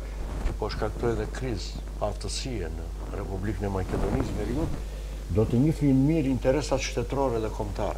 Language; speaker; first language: Albanian; native; Albanian